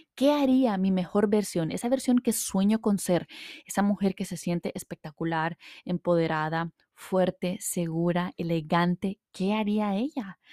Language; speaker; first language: Spanish; early bilingual, heritage; Spanish